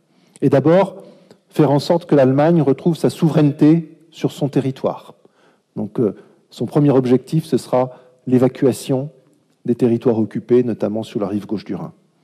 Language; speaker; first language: French; native; French